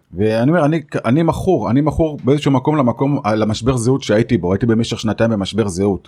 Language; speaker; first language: Hebrew; native; Hebrew